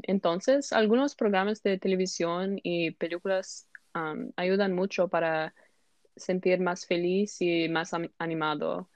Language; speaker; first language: Spanish; non-native, learner; English